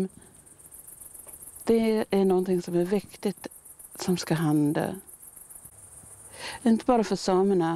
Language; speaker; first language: Swedish; non-native, fluent; Māori